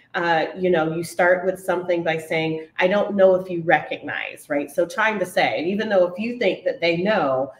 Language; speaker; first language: English; native; English